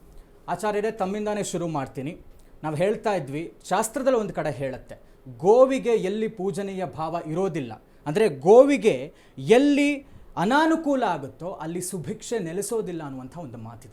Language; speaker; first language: Kannada; native; Kannada